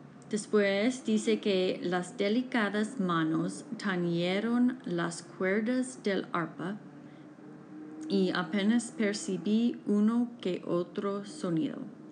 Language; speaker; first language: Spanish; non-native, fluent; English